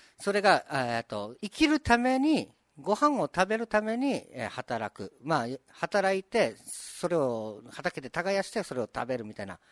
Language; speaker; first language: Japanese; native; Japanese